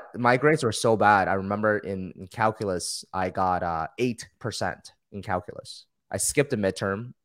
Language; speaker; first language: English; early bilingual, other home language; Chinese